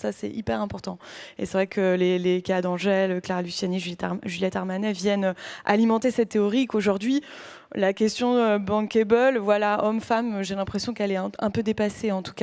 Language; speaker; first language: French; native; French